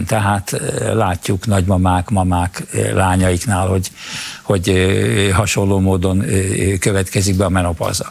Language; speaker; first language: Hungarian; native; Hungarian